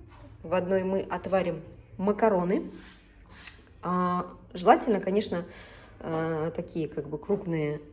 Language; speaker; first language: Russian; native; Russian